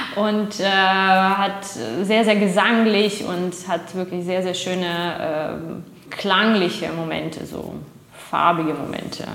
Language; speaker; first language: German; non-native, fluent; Russian